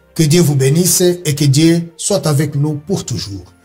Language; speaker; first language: French; non-native, local second language; Swahili